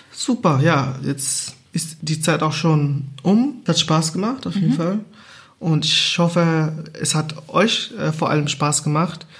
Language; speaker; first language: German; non-native, fluent; Portuguese